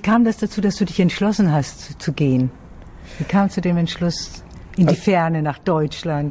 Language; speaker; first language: German; native; German